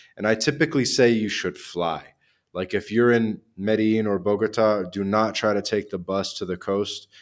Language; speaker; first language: English; native; English